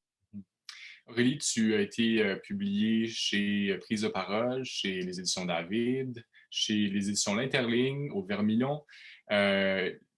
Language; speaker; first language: French; native; French